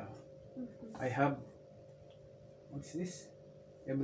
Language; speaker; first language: English; non-native, local second language; Cebuano